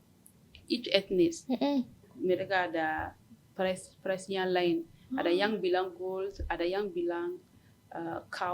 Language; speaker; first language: Indonesian; non-native, learner; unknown